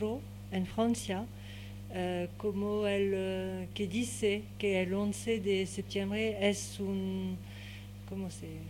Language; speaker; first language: Spanish; non-native, learner; French